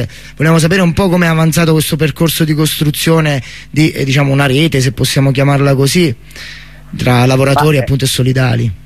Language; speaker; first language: Italian; native; Italian